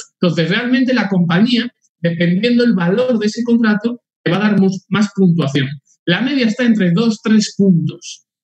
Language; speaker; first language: Spanish; native; Spanish